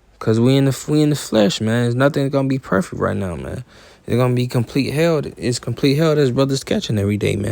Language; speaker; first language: English; native; English